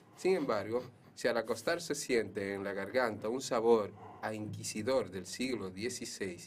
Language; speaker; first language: Spanish; native; Spanish